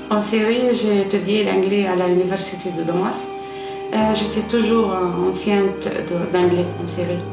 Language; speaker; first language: French; non-native, learner; Arabic